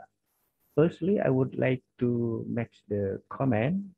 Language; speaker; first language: English; non-native, learner; Indonesian